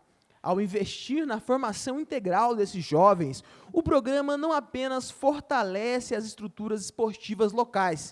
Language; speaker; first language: Portuguese; native; Portuguese